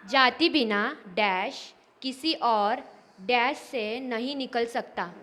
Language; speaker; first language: Hindi; non-native, local second language; Marathi